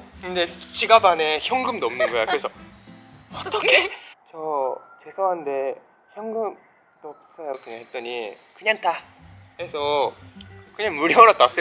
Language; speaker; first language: Korean; non-native, fluent; Japanese